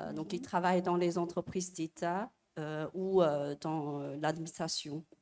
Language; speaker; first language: French; non-native, fluent; Chinese